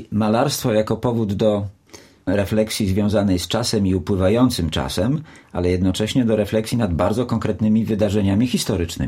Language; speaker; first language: Polish; native; Polish